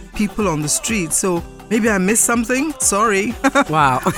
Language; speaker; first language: English; non-native, local second language; Yoruba